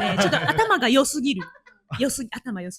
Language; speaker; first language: Japanese; native; Japanese